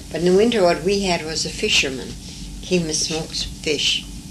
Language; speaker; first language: English; early bilingual, other home language; French